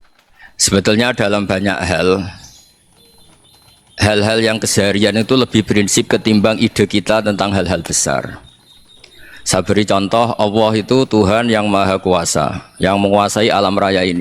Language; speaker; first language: Indonesian; non-native, local second language; Javanese